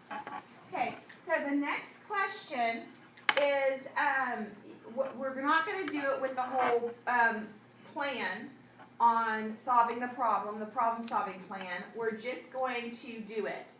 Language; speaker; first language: English; native; English